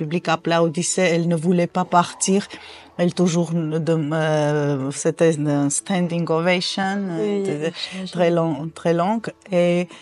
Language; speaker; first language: French; non-native, fluent; Armenian